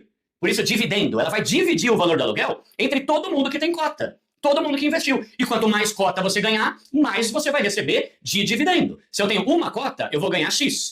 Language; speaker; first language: Portuguese; native; Portuguese